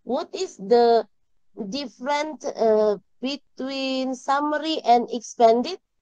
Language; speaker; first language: English; non-native, learner; Indonesian